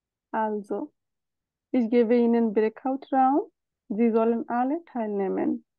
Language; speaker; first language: German; non-native, learner; Bangla